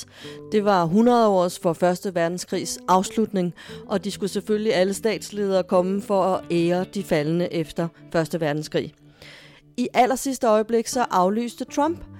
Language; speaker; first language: Danish; native; Danish